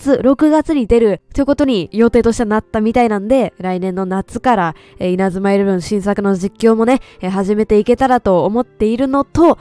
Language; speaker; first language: Japanese; native; Japanese